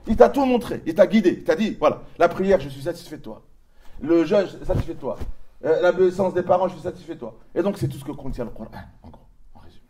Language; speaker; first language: French; native; French